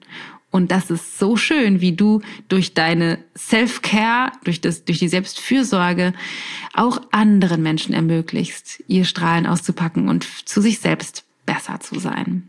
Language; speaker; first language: German; native; German